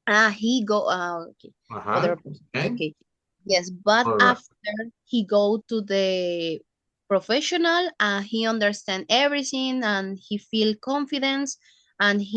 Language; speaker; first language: English; non-native, learner; Spanish